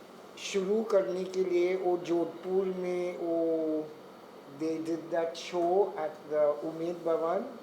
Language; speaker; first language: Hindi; non-native, local second language; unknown